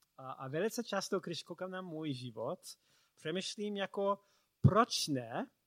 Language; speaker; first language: Czech; non-native, learner; English